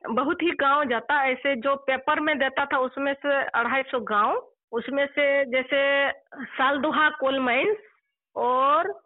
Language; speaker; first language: Hindi; non-native, local second language; Santali